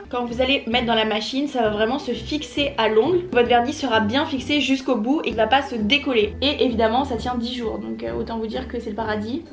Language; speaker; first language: French; native; French